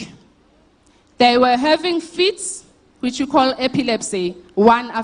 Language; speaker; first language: English; non-native, local second language; Xhosa